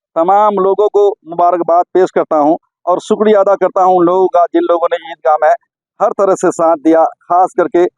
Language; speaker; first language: Urdu; non-native, local second language; Gujarati